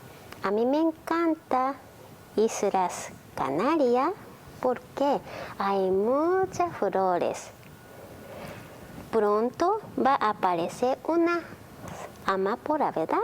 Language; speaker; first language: Spanish; non-native, learner; Japanese